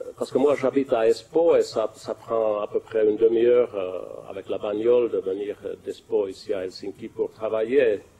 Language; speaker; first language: French; non-native, fluent; Finnish